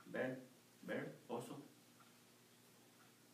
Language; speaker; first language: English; non-native, learner; Spanish